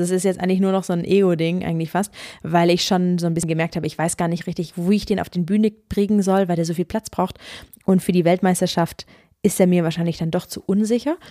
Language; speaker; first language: German; native; German